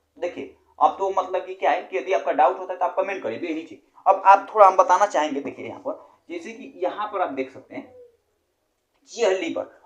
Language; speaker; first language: Hindi; native; Hindi